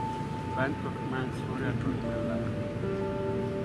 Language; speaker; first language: Turkish; non-native, learner; Turkmen